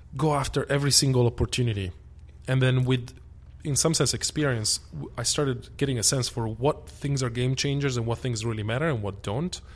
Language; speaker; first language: English; early bilingual, other home language; Italian